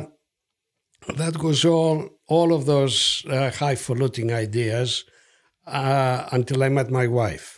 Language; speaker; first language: English; non-native, fluent; Greek